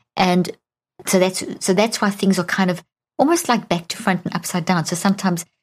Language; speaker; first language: English; native; English